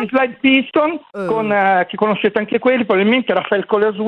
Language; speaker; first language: Italian; native; Italian